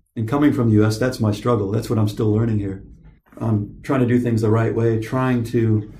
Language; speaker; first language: English; native; English